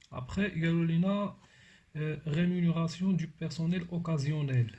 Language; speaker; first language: French; non-native, local second language; Arabic